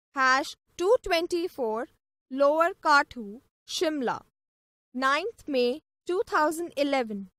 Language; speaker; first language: English; non-native, local second language; Punjabi